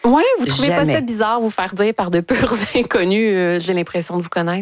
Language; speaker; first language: French; native; French